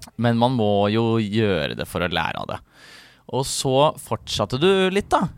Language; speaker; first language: Norwegian; native; Norwegian